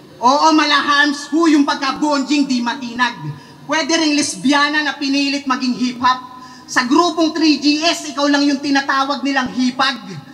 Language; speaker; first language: Filipino; native; Filipino